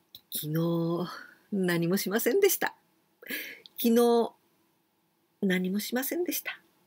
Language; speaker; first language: Japanese; native; Japanese